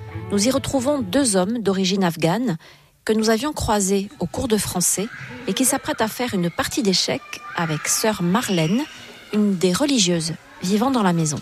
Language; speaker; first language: French; native; French